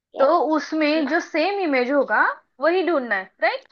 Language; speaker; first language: Hindi; non-native, local second language; Marathi